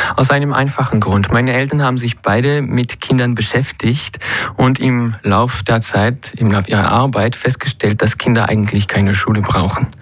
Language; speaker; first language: German; non-native, fluent; French